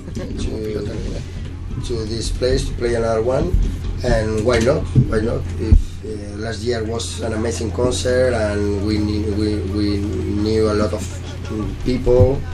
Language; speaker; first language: English; non-native, learner; Spanish